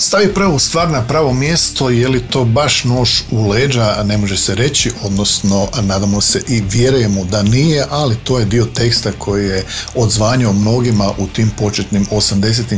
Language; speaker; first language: Croatian; native; Croatian